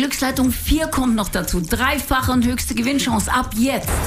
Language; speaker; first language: German; native; German